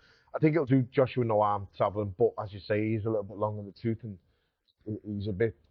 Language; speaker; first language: English; native; English